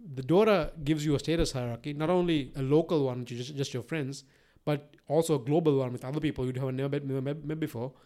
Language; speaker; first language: English; non-native, local second language; Sinhala